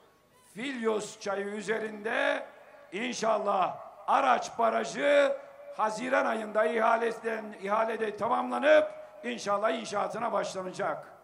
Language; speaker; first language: Turkish; native; Turkish